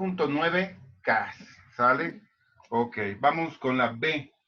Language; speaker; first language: Spanish; native; Spanish